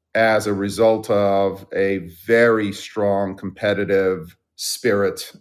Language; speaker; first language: English; early bilingual, other home language; Persian